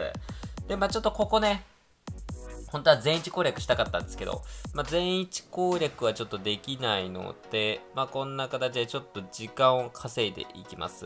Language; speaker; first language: Japanese; native; Japanese